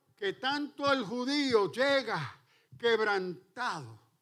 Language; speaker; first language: Spanish; early bilingual, heritage; Spanish